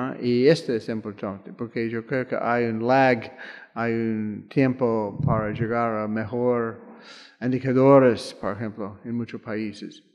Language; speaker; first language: Spanish; non-native, fluent; English